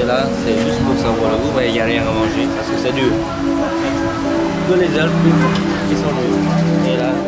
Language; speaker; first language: French; non-native, learner; Khmer